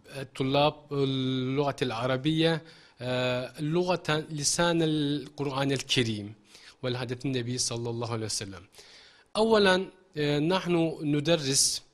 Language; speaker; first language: Arabic; non-native, fluent; Turkish